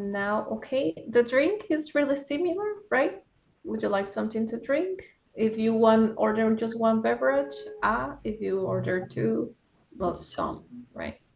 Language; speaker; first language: English; non-native, fluent; Spanish